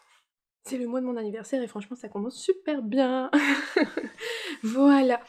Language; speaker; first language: French; native; French